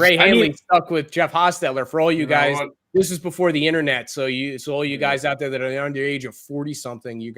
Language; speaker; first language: English; native; English